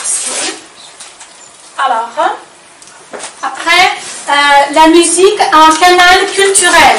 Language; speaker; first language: French; non-native, fluent; Ukrainian